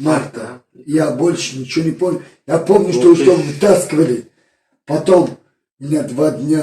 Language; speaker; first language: Russian; non-native, fluent; Tajik